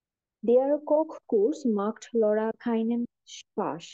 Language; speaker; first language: German; non-native, learner; Bangla